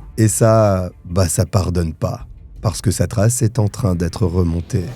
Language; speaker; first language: French; native; French